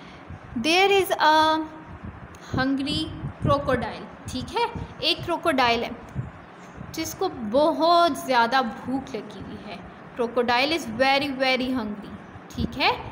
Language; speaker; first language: English; non-native, fluent; Urdu